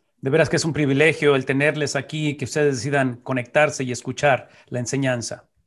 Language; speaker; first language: Spanish; native; Spanish